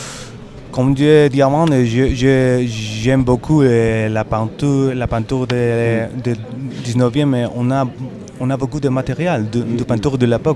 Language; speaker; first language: French; non-native, learner; Spanish